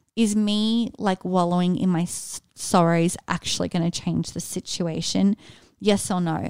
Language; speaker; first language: English; native; English